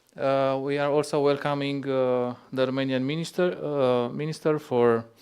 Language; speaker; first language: English; non-native, fluent; Romanian